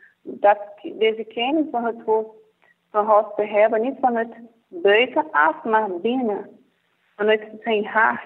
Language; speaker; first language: Dutch; non-native, fluent; Portuguese